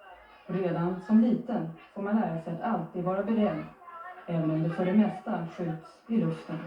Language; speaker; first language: Swedish; native; Swedish